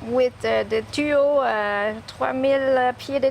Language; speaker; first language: French; non-native, learner; English